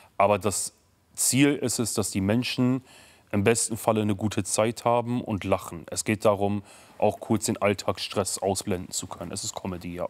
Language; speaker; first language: German; early bilingual, other home language; Kurdish